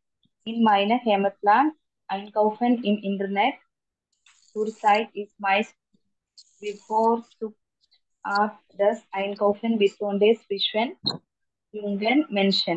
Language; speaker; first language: German; non-native, learner; Malayalam